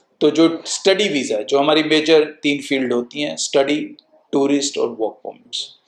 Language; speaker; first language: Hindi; non-native, local second language; Punjabi